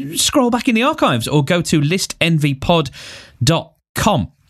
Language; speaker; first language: English; native; English